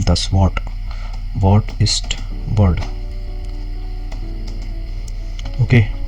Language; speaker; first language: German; non-native, learner; Marathi